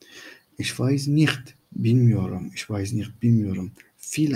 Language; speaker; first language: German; non-native, fluent; Turkish